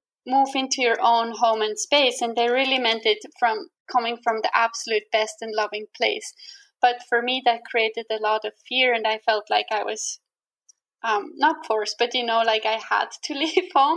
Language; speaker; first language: English; non-native, fluent; Swiss German